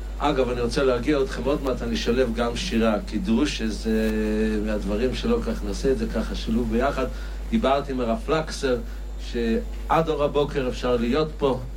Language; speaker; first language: Hebrew; non-native, local second language; Yiddish